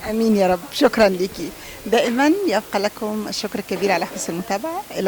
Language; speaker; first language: Arabic; native; Arabic